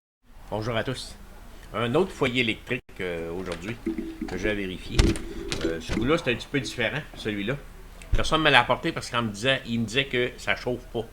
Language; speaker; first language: French; native; French